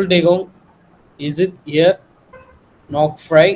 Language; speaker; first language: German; non-native, learner; Tamil